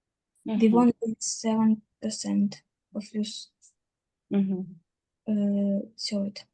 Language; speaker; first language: English; non-native, learner; Russian